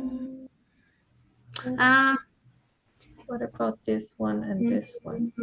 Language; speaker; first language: English; non-native, fluent; Spanish